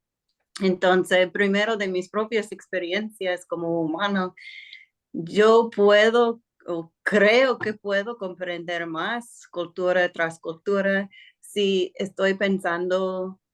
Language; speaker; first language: Spanish; non-native, fluent; English